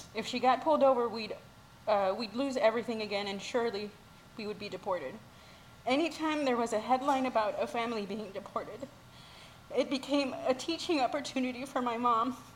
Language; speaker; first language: English; early bilingual, other home language; Spanish